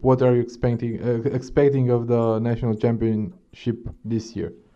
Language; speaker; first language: English; non-native, fluent; Romanian